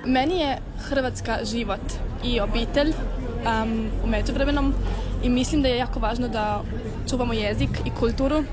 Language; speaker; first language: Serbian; early bilingual, heritage; Serbian